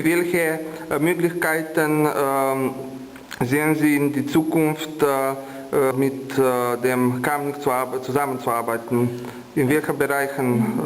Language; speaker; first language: German; non-native, learner; Slovenian